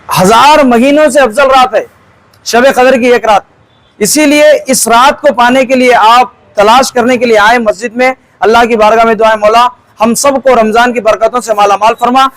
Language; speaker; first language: Urdu; native; Urdu